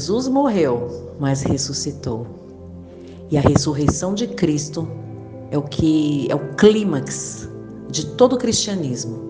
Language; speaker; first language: Portuguese; native; Portuguese